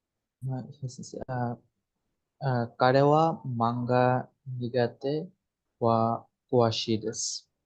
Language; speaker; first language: Japanese; non-native, learner; Bangla